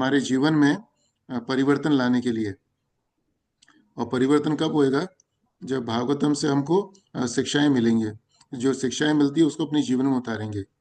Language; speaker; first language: Hindi; native; Hindi